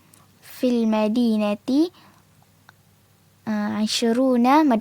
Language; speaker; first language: Arabic; non-native, learner; Malay